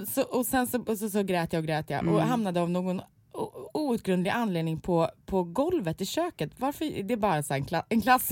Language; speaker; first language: Swedish; native; Swedish